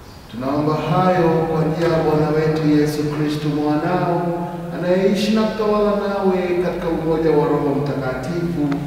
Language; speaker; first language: Swahili; non-native, local second language; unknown